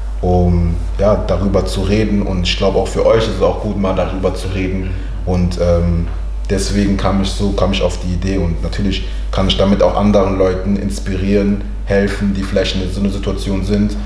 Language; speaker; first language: German; early bilingual, other home language; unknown